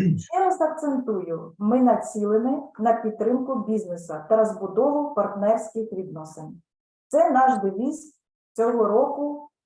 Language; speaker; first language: Ukrainian; native; Ukrainian